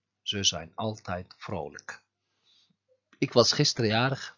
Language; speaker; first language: Dutch; non-native, fluent; Turkish